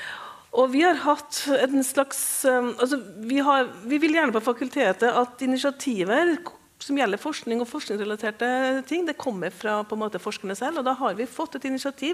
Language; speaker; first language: Norwegian; native; Norwegian